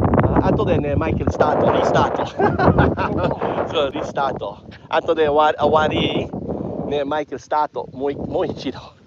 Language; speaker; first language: Japanese; non-native, learner; English